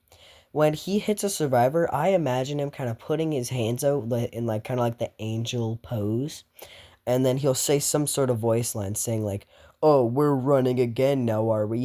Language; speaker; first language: English; native; English